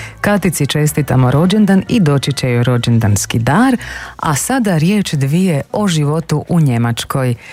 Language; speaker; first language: Croatian; native; Croatian